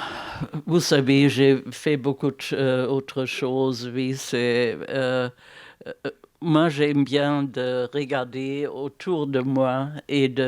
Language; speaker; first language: French; non-native, fluent; German